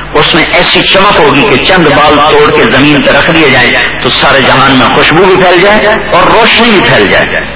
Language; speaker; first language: Urdu; non-native, local second language; Punjabi